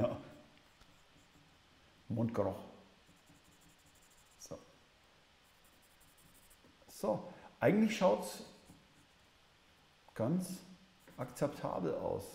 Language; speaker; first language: German; native; German